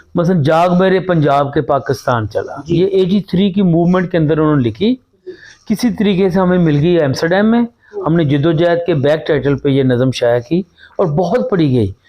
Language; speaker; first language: Urdu; non-native, local second language; Punjabi